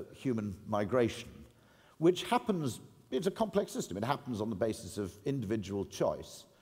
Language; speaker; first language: English; native; English